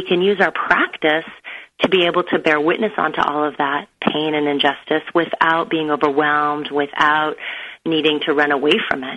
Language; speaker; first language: English; native; English